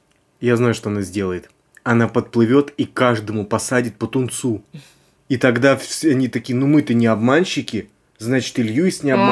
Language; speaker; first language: Russian; native; Russian